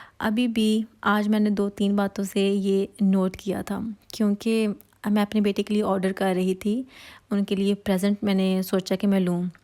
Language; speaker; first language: Hindi; non-native, local second language; Punjabi